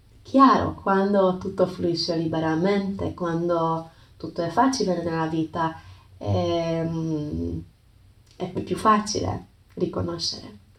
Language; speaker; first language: Italian; non-native, fluent; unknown